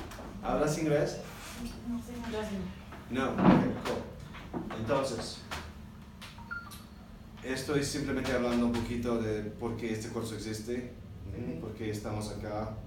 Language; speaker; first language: Spanish; non-native, learner; English